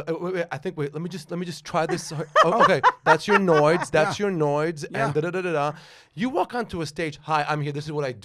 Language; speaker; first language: English; native; English